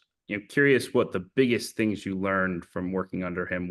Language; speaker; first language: English; native; English